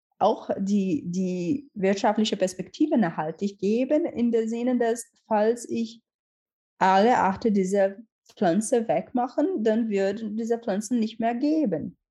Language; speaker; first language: German; non-native, learner; Portuguese